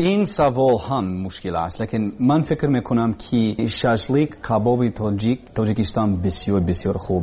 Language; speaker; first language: Persian; non-native, learner; English